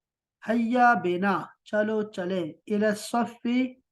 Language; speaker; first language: Urdu; native; Urdu